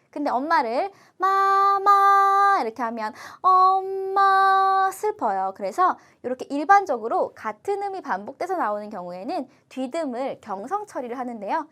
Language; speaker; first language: Korean; native; Korean